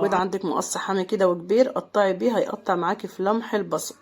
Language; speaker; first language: Arabic; native; Arabic